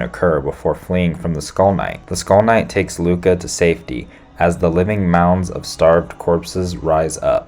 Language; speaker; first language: English; native; English